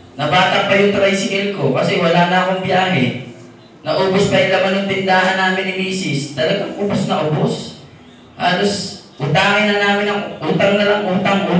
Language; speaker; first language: Filipino; native; Filipino